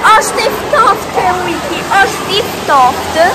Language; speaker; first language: Albanian; early bilingual, heritage; Albanian